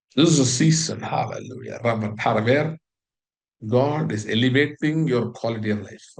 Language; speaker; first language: English; non-native, local second language; Tamil